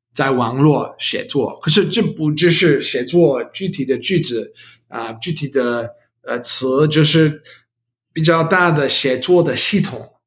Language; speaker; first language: Chinese; non-native, learner; English